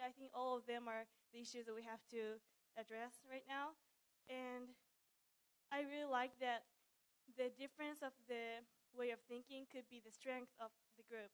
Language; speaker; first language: English; non-native, fluent; Japanese